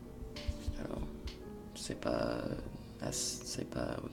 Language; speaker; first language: French; non-native, fluent; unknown